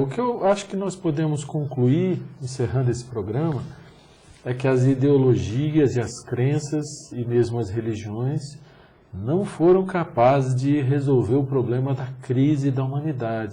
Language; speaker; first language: Portuguese; native; Portuguese